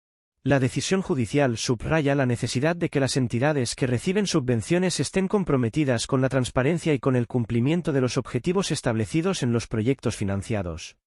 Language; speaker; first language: Spanish; native; Spanish